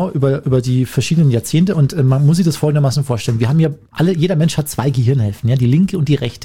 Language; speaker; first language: German; native; German